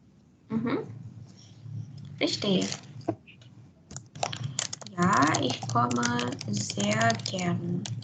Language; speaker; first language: German; non-native, fluent; Indonesian